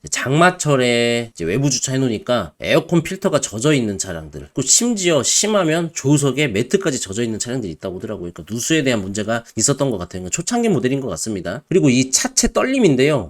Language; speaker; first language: Korean; native; Korean